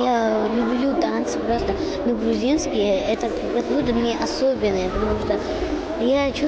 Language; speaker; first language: Russian; non-native, fluent; Georgian